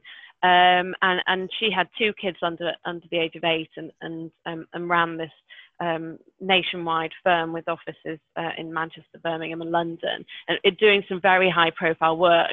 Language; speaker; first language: English; native; English